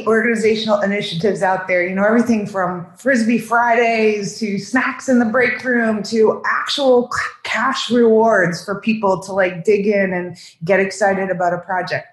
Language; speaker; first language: English; native; English